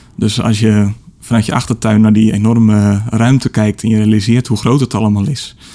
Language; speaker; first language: Dutch; native; Dutch